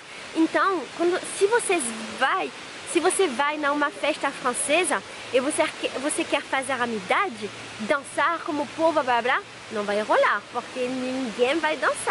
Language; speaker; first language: Portuguese; non-native, fluent; French